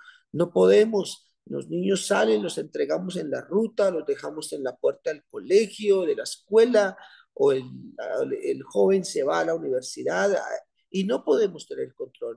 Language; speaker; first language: Spanish; native; Spanish